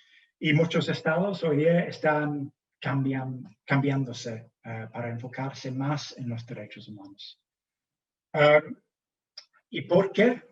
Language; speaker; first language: Spanish; non-native, fluent; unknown